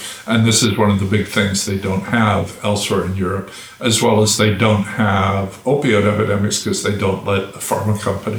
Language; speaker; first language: English; native; English